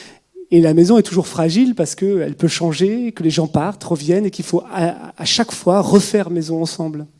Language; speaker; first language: French; native; French